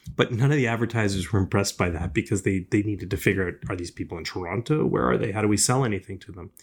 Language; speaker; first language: English; native; English